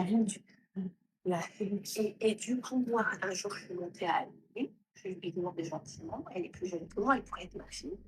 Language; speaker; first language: French; native; French